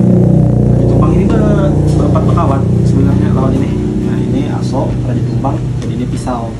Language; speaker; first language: Indonesian; non-native, local second language; Banjar